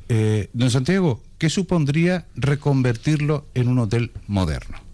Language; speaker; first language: Spanish; native; Spanish